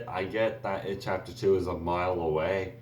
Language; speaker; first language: English; native; English